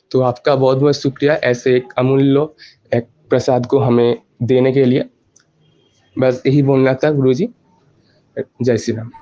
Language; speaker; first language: Hindi; non-native, local second language; Bangla